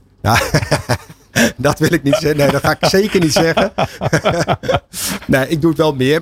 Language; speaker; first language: Dutch; native; Dutch